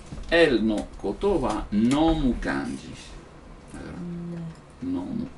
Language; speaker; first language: Japanese; non-native, learner; Italian